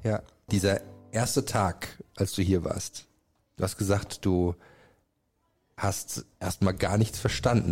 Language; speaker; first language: German; native; German